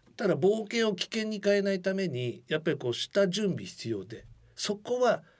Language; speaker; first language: Japanese; native; Japanese